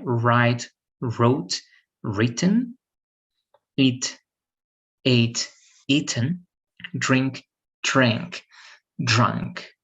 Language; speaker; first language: English; non-native, fluent; Spanish